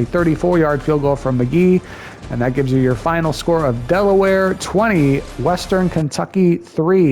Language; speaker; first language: English; native; English